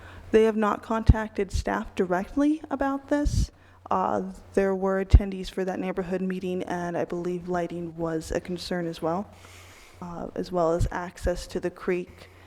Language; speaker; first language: English; native; English